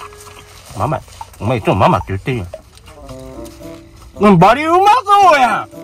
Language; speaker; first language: Japanese; native; Japanese